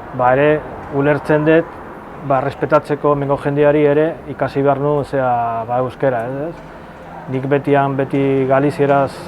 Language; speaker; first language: Basque; non-native, fluent; Galician